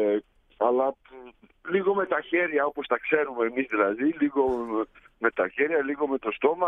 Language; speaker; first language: Greek; early bilingual, heritage; Greek